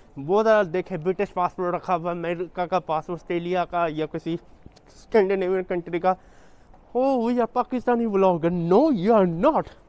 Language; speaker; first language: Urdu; non-native, local second language; Punjabi